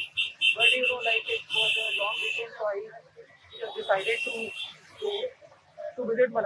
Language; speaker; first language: English; non-native, local second language; Hindi